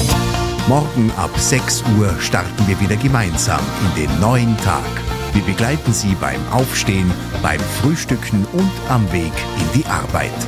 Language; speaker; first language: German; native; German